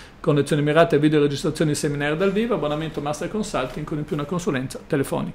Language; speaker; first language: Italian; native; Italian